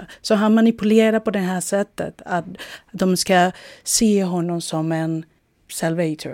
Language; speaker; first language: Swedish; non-native, fluent; Spanish